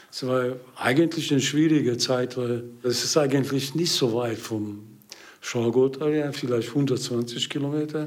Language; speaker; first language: German; non-native, learner; Hungarian